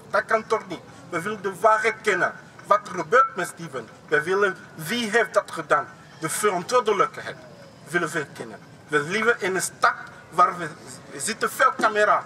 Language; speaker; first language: Dutch; non-native, learner; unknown